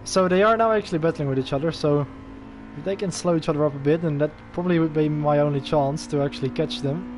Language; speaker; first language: English; non-native, fluent; Dutch